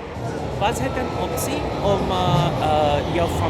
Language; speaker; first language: Dutch; non-native, learner; English